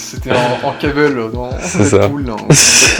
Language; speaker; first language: French; native; French